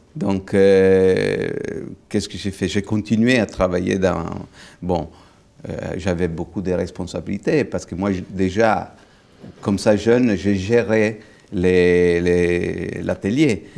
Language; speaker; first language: French; non-native, fluent; Italian